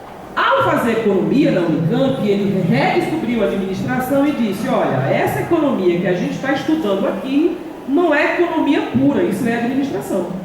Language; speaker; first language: Portuguese; native; Portuguese